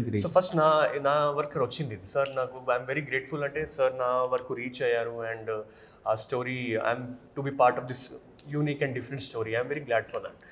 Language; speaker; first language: Telugu; non-native, fluent; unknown